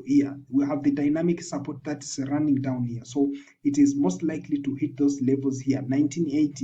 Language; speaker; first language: English; non-native, local second language; Swahili